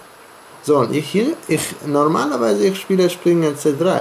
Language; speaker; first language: German; non-native, fluent; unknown